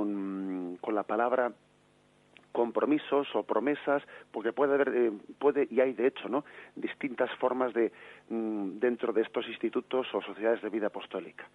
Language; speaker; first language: Spanish; native; Spanish